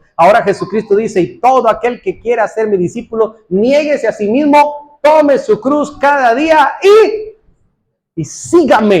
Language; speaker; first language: Spanish; native; Spanish